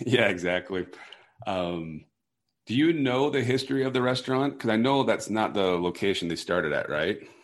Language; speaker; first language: English; native; English